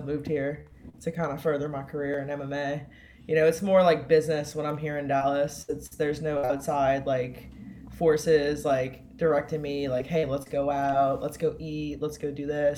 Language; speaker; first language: English; native; English